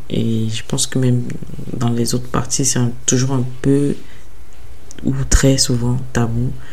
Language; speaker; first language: French; early bilingual, other home language; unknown